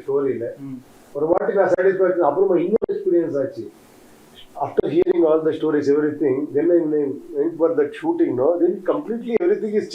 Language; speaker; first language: Tamil; non-native, learner; Kannada